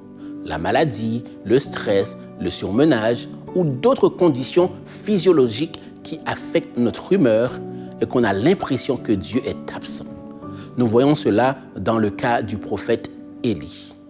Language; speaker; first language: French; native; French